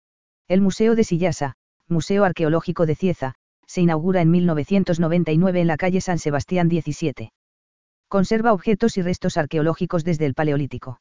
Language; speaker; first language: Spanish; native; Spanish